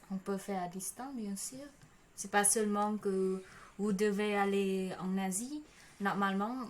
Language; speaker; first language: French; non-native, learner; Khmer